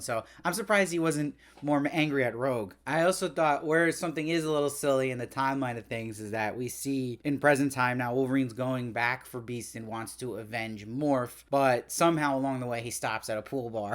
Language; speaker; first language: English; native; English